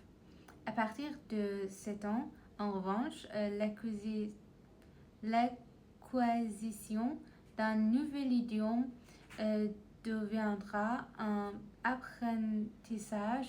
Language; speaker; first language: French; non-native, learner; Persian